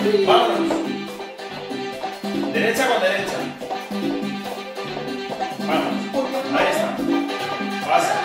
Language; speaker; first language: Spanish; native; Spanish